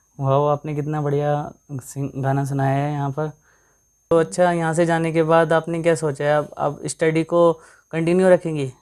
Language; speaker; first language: Hindi; native; Hindi